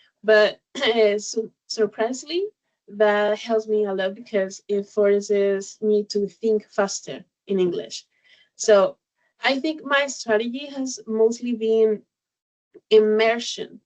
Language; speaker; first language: English; non-native, learner; Spanish